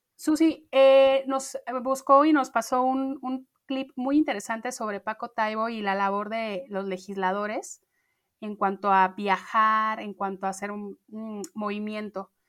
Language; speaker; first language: Spanish; native; Spanish